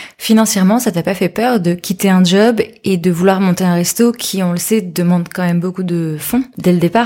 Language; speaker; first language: French; native; French